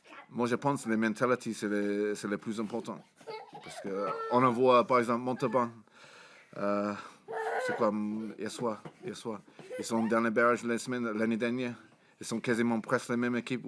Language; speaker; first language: French; non-native, fluent; English